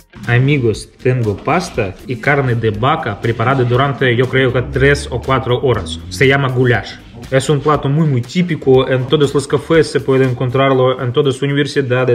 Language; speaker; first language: Spanish; non-native, fluent; Russian